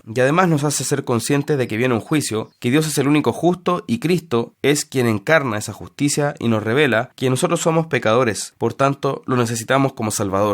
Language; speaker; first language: Spanish; native; Spanish